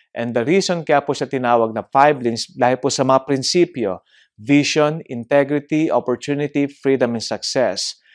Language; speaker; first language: Filipino; native; Filipino